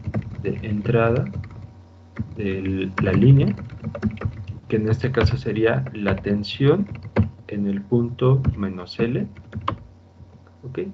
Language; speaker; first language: Spanish; native; Spanish